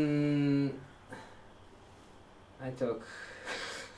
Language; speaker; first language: English; non-native, learner; Japanese